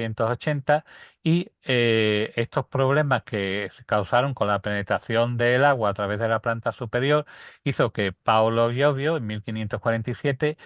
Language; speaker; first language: Spanish; native; Spanish